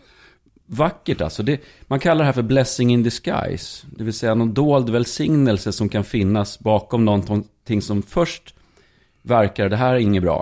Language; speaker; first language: Swedish; native; Swedish